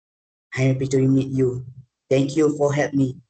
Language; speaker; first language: English; non-native, learner; Malay